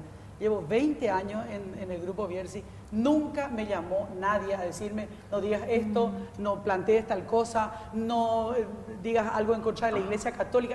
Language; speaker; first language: Spanish; native; Spanish